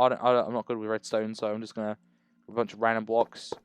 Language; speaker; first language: English; native; English